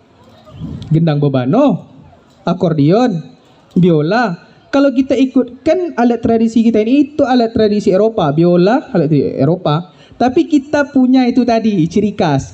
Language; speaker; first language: Indonesian; native; Indonesian